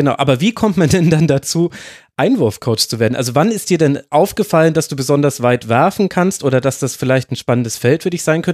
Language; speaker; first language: German; native; German